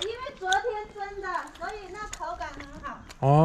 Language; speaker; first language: Chinese; non-native, local second language; Hakka Chinese